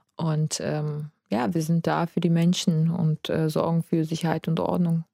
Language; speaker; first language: German; non-native, fluent; Azerbaijani